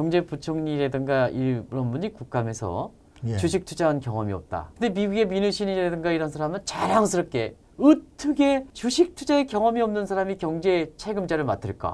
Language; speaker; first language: Korean; native; Korean